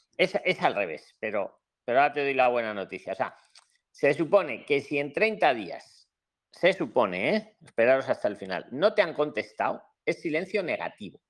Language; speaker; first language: Spanish; native; Spanish